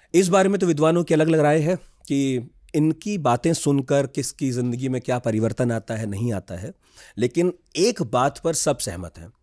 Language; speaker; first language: Hindi; native; Hindi